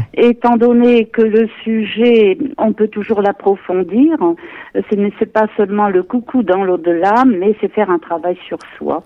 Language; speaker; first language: French; native; French